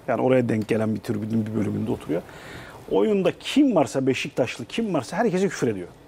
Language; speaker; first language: Turkish; native; Turkish